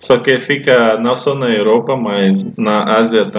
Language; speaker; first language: Portuguese; non-native, fluent; Russian